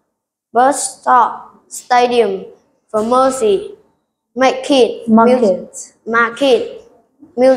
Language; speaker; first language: English; non-native, learner; Vietnamese